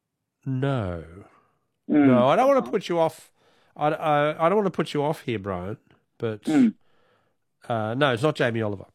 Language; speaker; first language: English; native; English